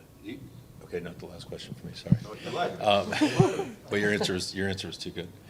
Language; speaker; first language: English; native; English